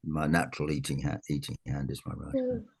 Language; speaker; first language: English; native; English